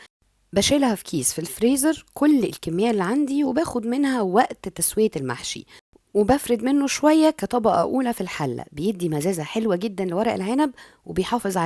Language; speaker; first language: Arabic; native; Arabic